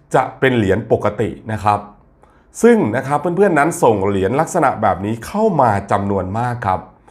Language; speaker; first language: Thai; native; Thai